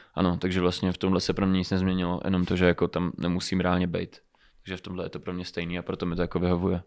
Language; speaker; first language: Czech; early bilingual, other home language; Romanian